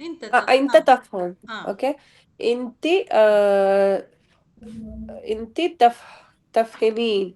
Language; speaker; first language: Arabic; non-native, learner; Malayalam